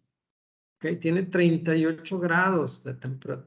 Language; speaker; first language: Spanish; native; Spanish